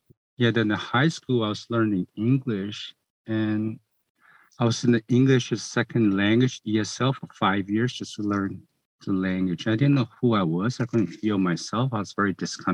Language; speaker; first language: English; non-native, fluent; Chinese